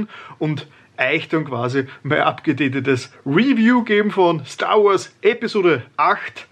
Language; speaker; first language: German; native; German